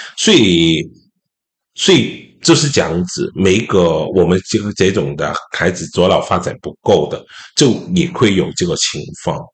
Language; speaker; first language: Chinese; non-native, local second language; Cantonese